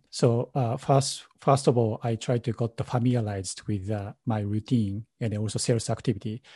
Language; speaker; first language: English; non-native, learner; Japanese